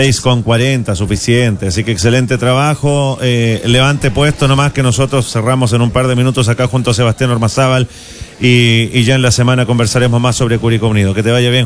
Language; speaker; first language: Spanish; native; Spanish